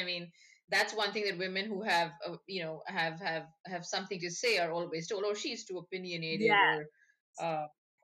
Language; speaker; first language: English; non-native, local second language; Bangla